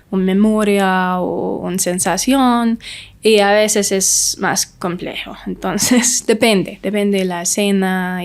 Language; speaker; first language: Spanish; non-native, learner; English